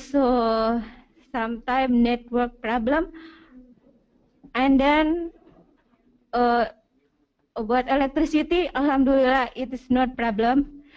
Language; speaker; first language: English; non-native, learner; Indonesian